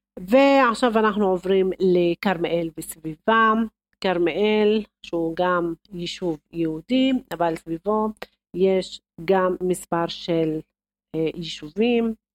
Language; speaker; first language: Hebrew; non-native, local second language; Arabic